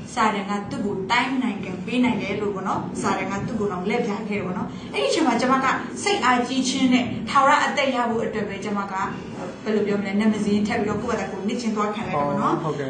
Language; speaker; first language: Burmese; non-native, local second language; S'gaw Karen